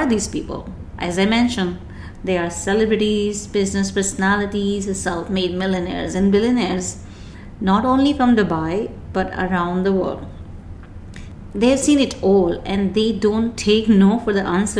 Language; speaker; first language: English; non-native, local second language; Hindi